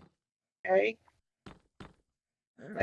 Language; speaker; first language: English; native; English